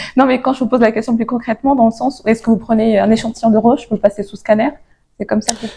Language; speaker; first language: French; native; French